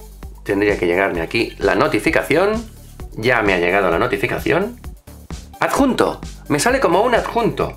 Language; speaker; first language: Spanish; native; Spanish